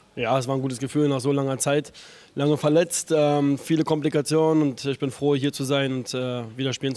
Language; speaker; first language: German; native; German